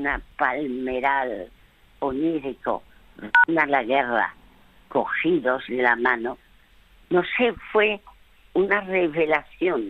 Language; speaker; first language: Spanish; early bilingual, other home language; French